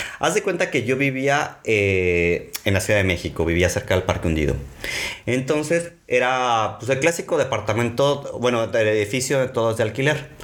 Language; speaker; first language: Spanish; native; Spanish